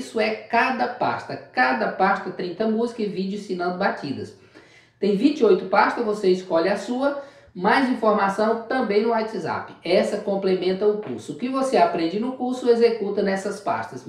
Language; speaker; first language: Portuguese; native; Portuguese